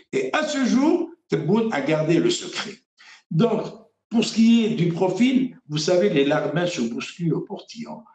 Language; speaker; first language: French; non-native, local second language; Arabic